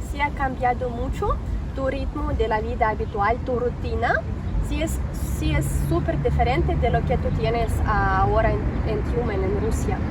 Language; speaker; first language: Spanish; non-native, fluent; Russian